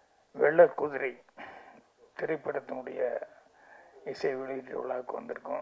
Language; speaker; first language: Tamil; native; Tamil